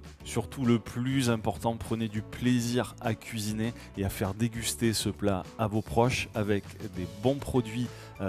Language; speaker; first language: French; native; French